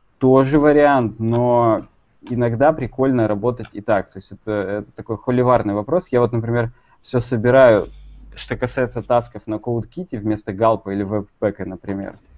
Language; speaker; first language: Russian; native; Russian